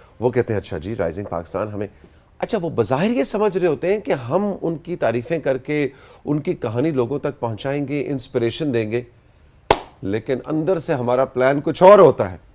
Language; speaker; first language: Urdu; native; Urdu